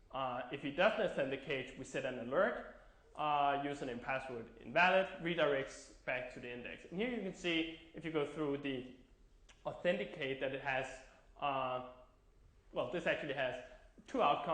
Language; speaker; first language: English; non-native, fluent; Danish